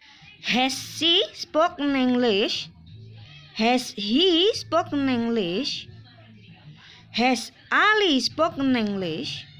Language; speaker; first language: English; non-native, fluent; Indonesian